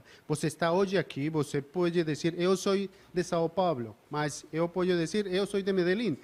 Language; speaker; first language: Portuguese; non-native, learner; Spanish